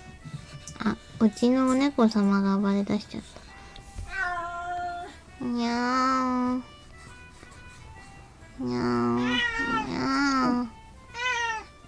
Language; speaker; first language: Japanese; native; Japanese